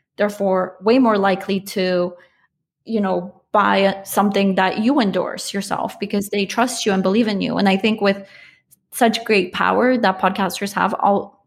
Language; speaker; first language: English; early bilingual, other home language; Polish